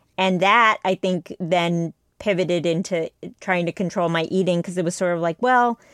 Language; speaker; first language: English; native; English